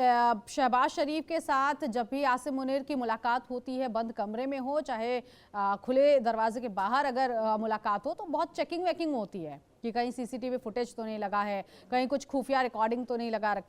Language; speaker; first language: Hindi; native; Hindi